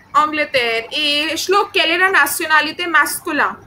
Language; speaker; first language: French; non-native, fluent; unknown